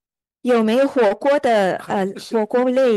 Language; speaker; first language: Chinese; early bilingual, heritage; Chinese